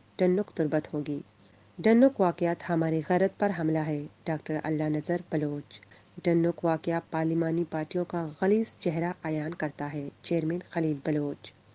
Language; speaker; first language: Urdu; non-native, local second language; Baluchi